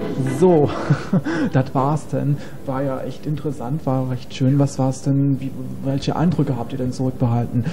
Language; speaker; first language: German; native; German